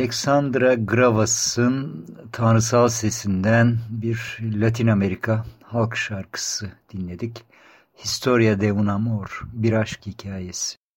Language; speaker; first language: Turkish; native; Turkish